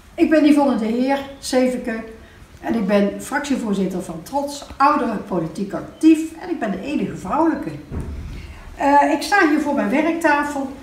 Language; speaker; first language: Dutch; native; Dutch